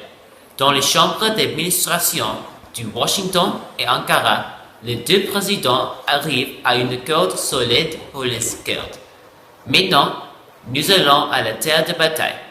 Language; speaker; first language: French; non-native, learner; English